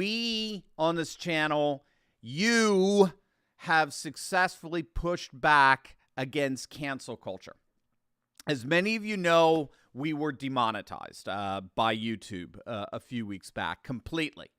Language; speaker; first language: English; native; English